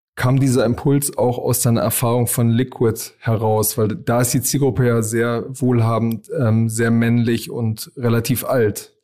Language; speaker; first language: German; native; German